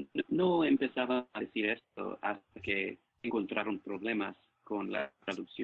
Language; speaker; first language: Spanish; non-native, fluent; English